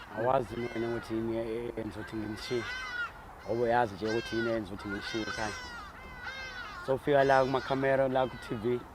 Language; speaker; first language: Zulu; native; Zulu